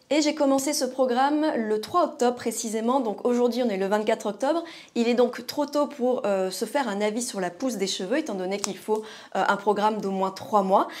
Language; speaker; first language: French; native; French